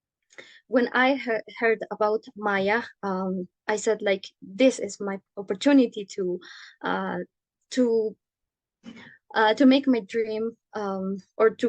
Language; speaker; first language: English; non-native, learner; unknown